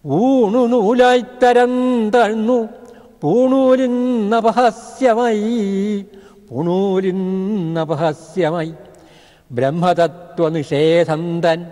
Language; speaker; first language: Malayalam; native; Malayalam